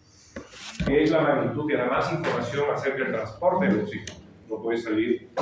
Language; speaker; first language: Spanish; native; Spanish